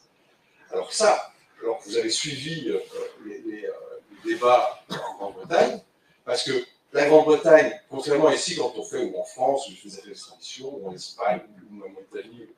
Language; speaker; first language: French; native; French